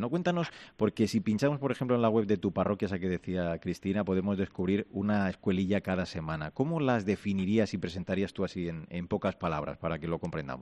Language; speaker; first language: Spanish; native; Spanish